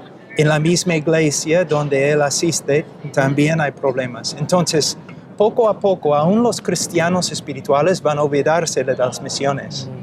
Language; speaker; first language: Spanish; non-native, fluent; English